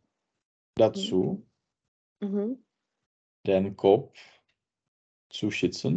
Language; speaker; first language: German; non-native, learner; Czech